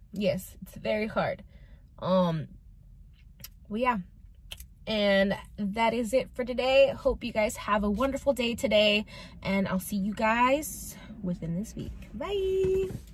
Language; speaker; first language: English; early bilingual, other home language; Spanish